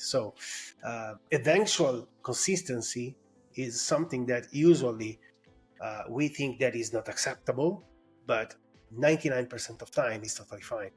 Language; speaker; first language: English; non-native, fluent; Italian